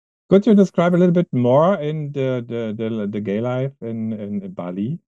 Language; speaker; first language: English; non-native, fluent; German